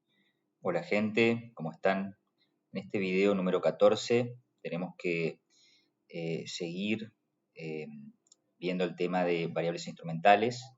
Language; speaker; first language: Spanish; native; Spanish